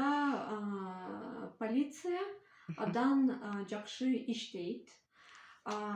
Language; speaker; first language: Kyrgyz; non-native, learner; Russian